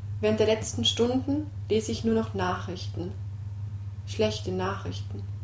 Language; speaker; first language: German; non-native, fluent; Georgian